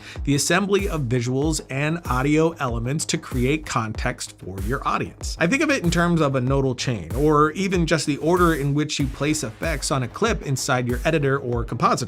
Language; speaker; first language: English; native; English